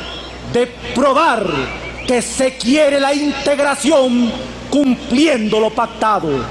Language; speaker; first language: Spanish; native; Spanish